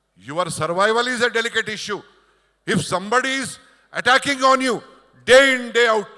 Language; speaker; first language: English; non-native, local second language; Telugu